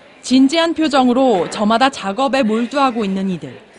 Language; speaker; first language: Korean; native; Korean